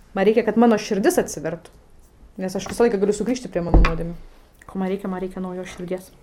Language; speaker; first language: Lithuanian; non-native, fluent; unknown